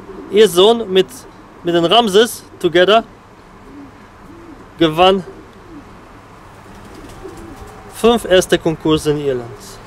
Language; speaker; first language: German; non-native, fluent; Polish